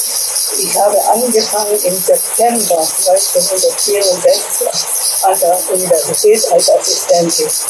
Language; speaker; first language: German; non-native, fluent; Hungarian